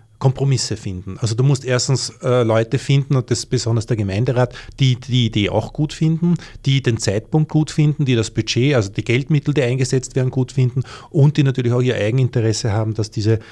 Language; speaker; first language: German; native; German